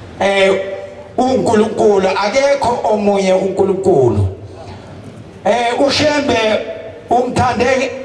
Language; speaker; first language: Zulu; native; Zulu